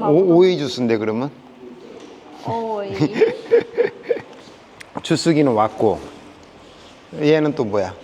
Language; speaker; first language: Korean; native; Korean